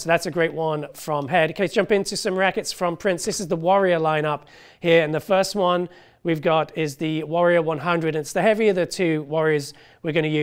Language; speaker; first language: English; native; English